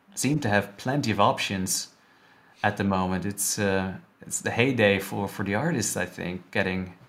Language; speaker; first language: English; non-native, fluent; Dutch